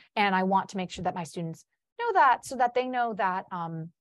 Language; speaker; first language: English; early bilingual, other home language; Polish